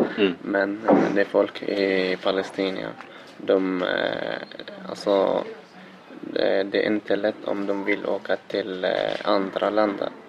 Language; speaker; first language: Swedish; non-native, learner; Arabic